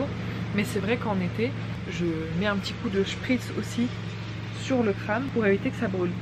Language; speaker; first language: French; native; French